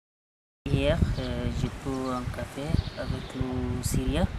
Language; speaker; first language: French; non-native, learner; Arabic